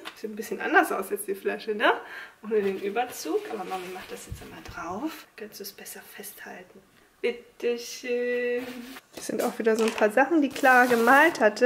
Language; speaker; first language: German; native; German